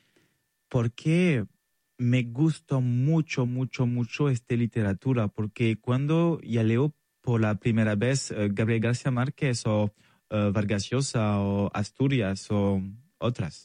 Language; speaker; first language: Spanish; non-native, fluent; French